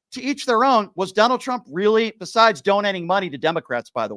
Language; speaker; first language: English; native; English